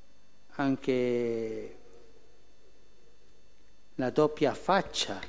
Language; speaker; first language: Italian; early bilingual, heritage; Spanish